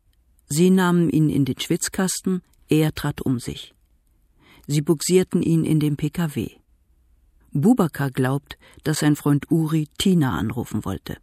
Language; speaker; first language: German; native; German